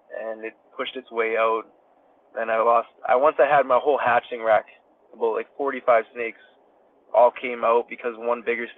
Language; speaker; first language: English; native; English